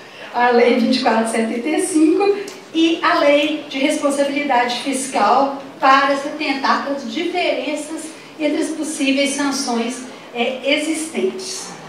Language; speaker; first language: Portuguese; native; Portuguese